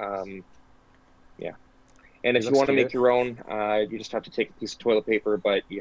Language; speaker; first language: English; native; English